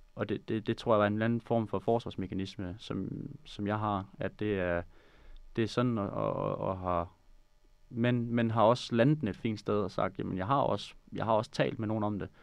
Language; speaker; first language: Danish; native; Danish